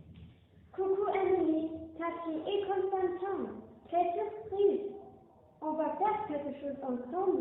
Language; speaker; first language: French; non-native, learner; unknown